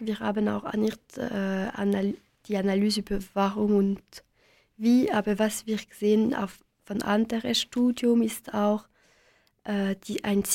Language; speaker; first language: German; non-native, local second language; French